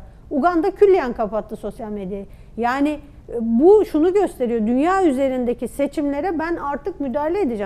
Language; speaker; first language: Turkish; native; Turkish